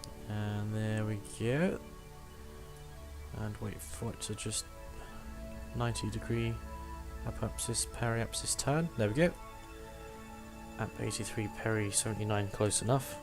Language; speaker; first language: English; native; English